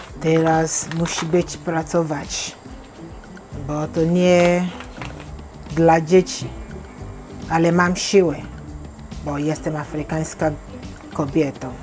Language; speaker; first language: Polish; non-native, learner; Igbo